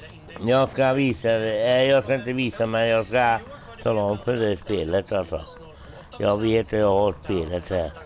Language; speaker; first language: Swedish; non-native, local second language; Finnish